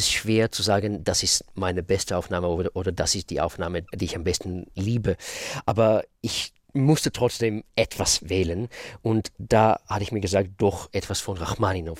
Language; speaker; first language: German; non-native, fluent; Russian